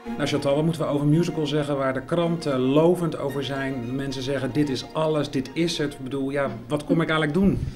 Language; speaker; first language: Dutch; native; Dutch